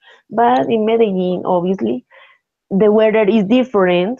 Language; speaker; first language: English; non-native, learner; Spanish